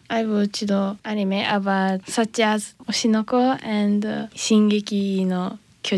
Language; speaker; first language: English; non-native, learner; Japanese